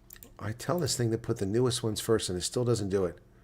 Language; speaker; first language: English; native; English